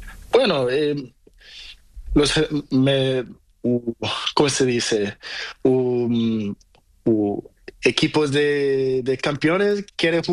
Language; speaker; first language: Spanish; non-native, learner; Portuguese